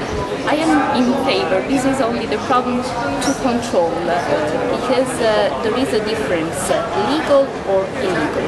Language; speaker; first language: English; non-native, fluent; Italian